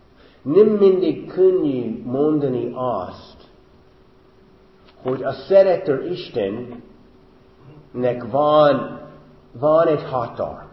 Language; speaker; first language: Hungarian; non-native, fluent; English